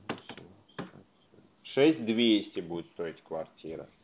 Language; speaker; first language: Russian; native; Russian